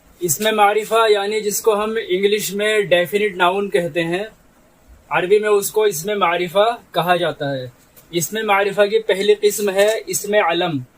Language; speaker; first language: Urdu; native; Urdu